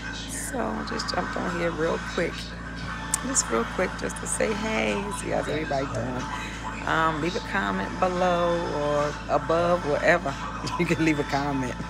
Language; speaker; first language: English; native; English